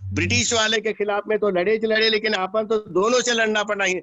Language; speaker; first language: Hindi; non-native, local second language; Telugu